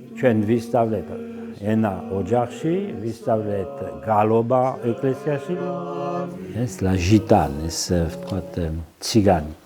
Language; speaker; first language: Georgian; early bilingual, heritage; Georgian